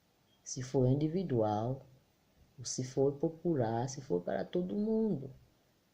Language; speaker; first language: Portuguese; non-native, learner; Haitian Creole